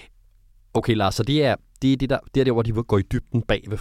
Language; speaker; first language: Danish; native; Danish